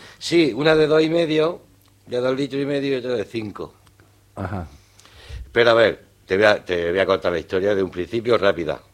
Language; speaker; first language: Spanish; native; Spanish